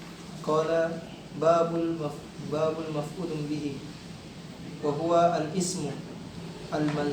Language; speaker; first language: Arabic; non-native, learner; Indonesian